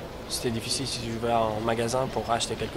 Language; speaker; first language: French; non-native, learner; Kurdish